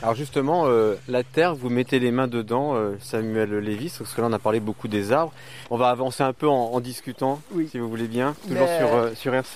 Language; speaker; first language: French; native; French